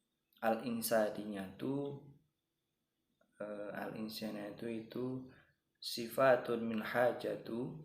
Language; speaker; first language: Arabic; non-native, learner; Indonesian